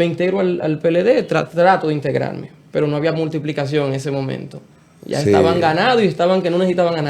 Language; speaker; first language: Spanish; native; Spanish